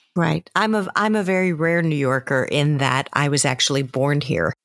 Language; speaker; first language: English; native; English